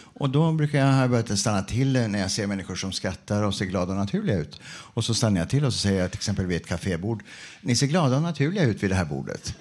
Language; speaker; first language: Swedish; non-native, fluent; English